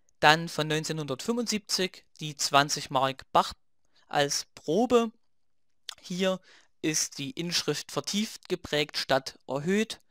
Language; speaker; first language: German; native; German